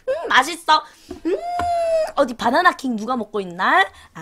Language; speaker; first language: Korean; native; Korean